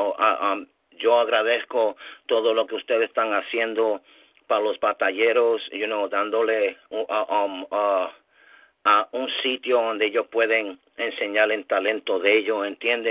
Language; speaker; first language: Spanish; early bilingual, heritage; English